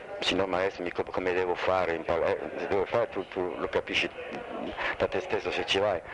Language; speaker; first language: Italian; non-native, fluent; French